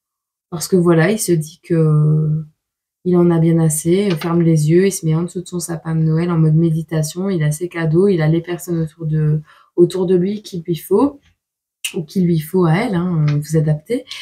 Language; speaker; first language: French; native; French